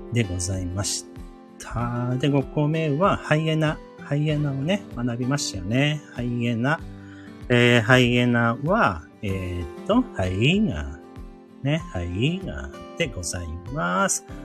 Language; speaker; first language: Japanese; native; Japanese